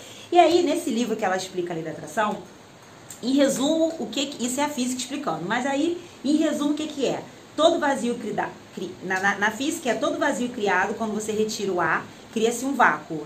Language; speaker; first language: Portuguese; native; Portuguese